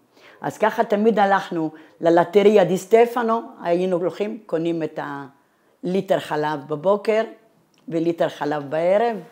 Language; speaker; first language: Hebrew; non-native, fluent; Italian